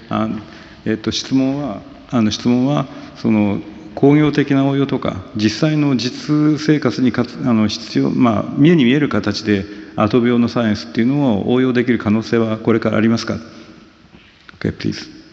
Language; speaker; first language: Japanese; native; Japanese